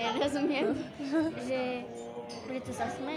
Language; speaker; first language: Slovak; early bilingual, heritage; Slovak